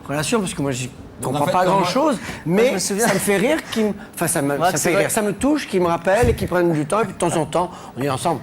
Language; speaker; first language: French; native; French